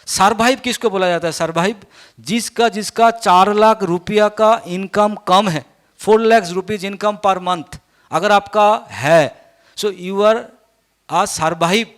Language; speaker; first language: Hindi; non-native, local second language; Bangla